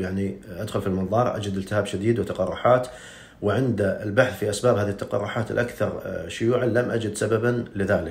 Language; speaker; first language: Arabic; native; Arabic